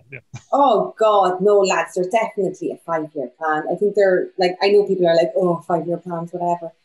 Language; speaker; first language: English; native; English